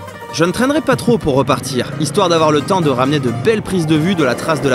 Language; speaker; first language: French; native; French